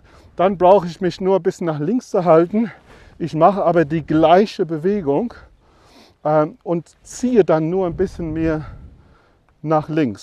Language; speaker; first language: German; non-native, fluent; English